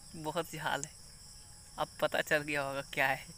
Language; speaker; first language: Hindi; native; Hindi